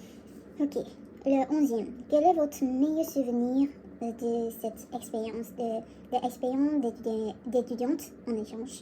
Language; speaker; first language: French; non-native, learner; Korean